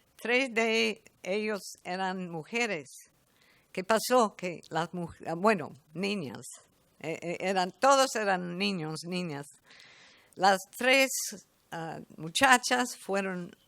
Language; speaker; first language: Spanish; non-native, fluent; English